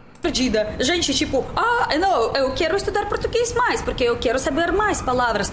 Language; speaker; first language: Portuguese; non-native, learner; Russian